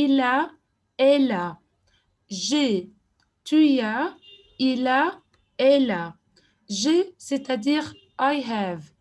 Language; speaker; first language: French; non-native, fluent; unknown